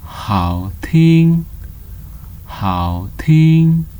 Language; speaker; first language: Chinese; non-native, fluent; Nepali